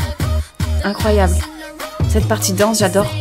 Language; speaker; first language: French; native; French